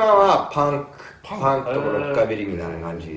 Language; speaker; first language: Japanese; non-native, fluent; English